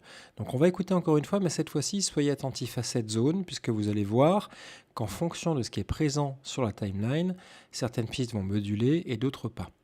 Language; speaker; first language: French; native; French